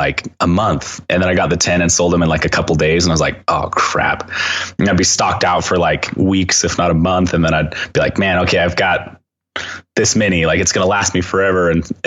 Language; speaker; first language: English; native; English